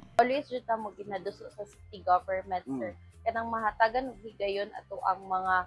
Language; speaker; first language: Cebuano; non-native, local second language; Maranao